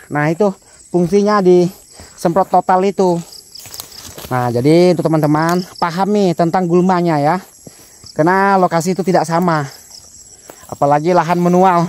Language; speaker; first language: Indonesian; native; Indonesian